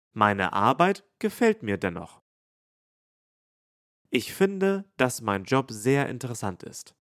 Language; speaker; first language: German; native; German